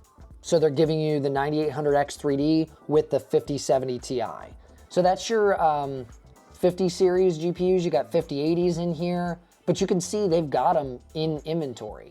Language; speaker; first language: English; native; English